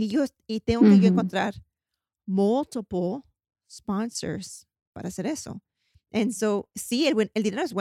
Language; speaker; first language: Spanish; early bilingual, heritage; Spanish